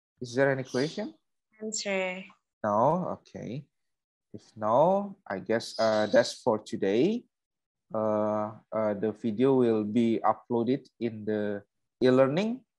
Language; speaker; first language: English; non-native, learner; Indonesian